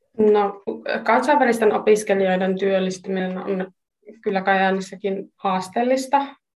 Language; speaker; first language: Finnish; non-native, fluent; Hungarian